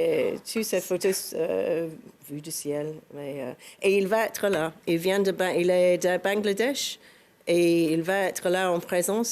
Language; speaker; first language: French; non-native, fluent; English